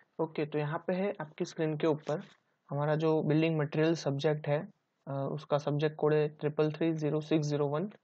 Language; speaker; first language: Hindi; non-native, local second language; Gujarati